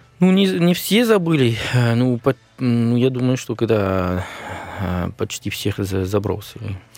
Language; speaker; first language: Russian; non-native, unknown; French